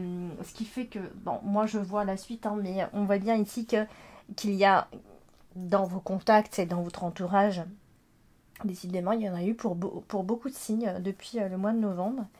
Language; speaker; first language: French; native; French